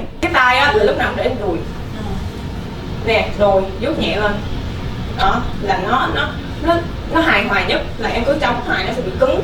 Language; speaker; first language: Vietnamese; native; Vietnamese